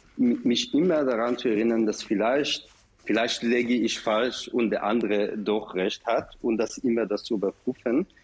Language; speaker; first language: German; non-native, fluent; Hebrew